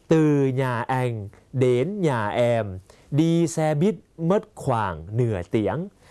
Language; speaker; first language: Thai; native; Thai